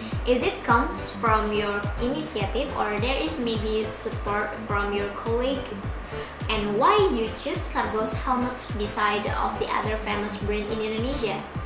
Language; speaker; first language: English; non-native, learner; Indonesian